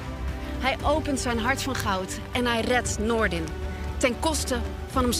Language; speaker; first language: Dutch; native; Dutch